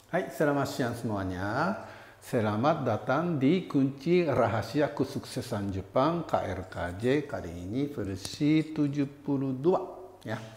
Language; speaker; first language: Indonesian; non-native, fluent; Japanese